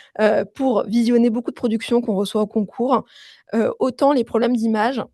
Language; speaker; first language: French; native; French